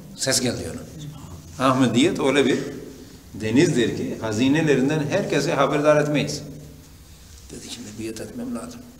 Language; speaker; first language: Turkish; non-native, fluent; Urdu